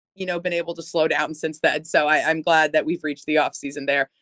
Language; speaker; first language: English; native; English